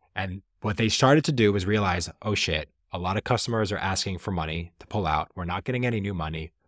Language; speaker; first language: English; native; English